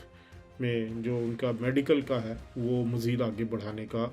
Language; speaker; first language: Urdu; native; Urdu